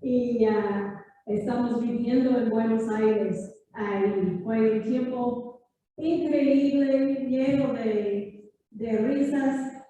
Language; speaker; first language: Spanish; non-native, fluent; English